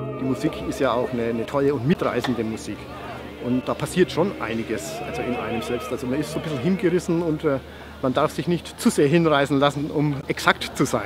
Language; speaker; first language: German; native; German